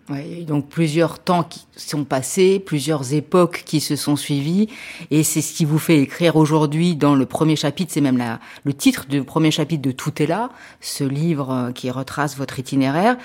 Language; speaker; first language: French; native; French